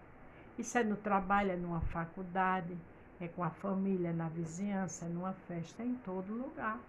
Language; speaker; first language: Portuguese; native; Portuguese